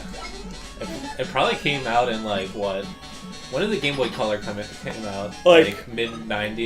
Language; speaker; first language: English; native; English